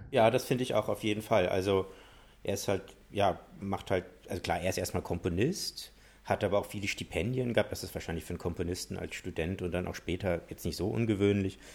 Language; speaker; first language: German; native; German